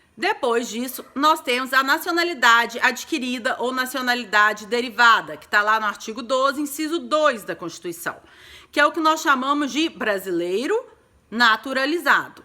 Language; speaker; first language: Portuguese; native; Portuguese